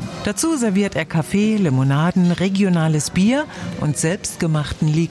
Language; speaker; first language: German; native; German